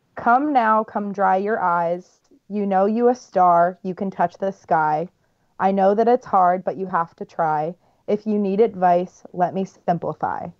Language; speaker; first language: English; native; English